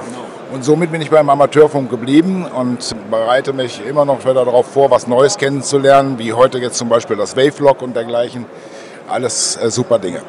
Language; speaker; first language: German; native; German